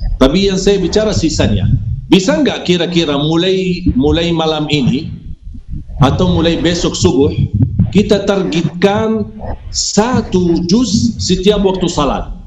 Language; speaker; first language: Malay; non-native, fluent; Arabic